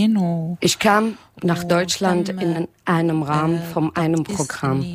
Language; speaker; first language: German; non-native, learner; Arabic